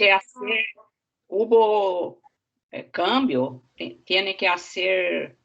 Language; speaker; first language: Spanish; non-native, learner; Portuguese